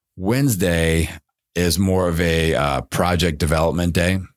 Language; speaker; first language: English; native; English